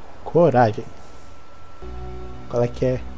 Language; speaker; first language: Portuguese; native; Portuguese